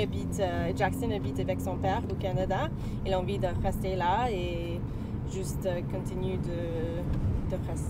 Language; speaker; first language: French; non-native, learner; English